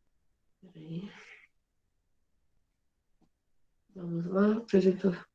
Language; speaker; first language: Portuguese; native; Portuguese